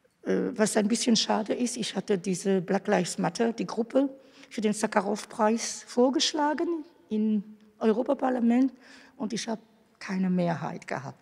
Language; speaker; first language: German; non-native, fluent; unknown